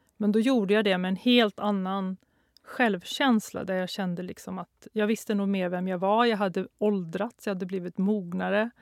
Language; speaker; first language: Swedish; native; Swedish